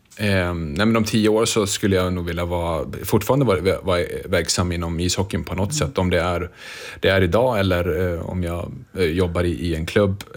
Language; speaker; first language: Swedish; early bilingual, other home language; Bosnian